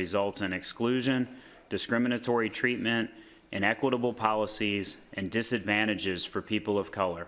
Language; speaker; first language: English; native; English